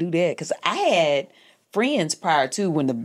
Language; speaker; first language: English; native; English